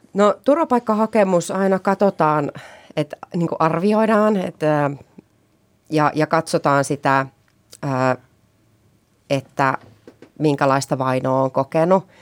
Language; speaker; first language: Finnish; native; Finnish